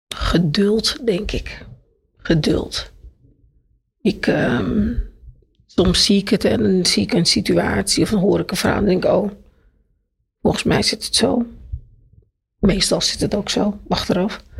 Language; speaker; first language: Dutch; native; Dutch